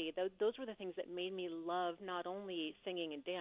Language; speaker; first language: English; native; English